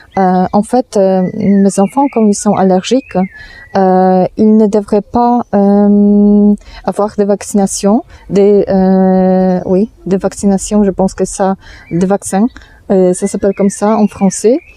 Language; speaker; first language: French; non-native, fluent; Polish